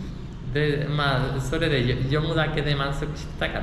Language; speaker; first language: Japanese; non-native, fluent; Spanish